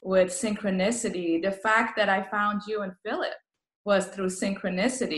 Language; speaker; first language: English; non-native, fluent; Persian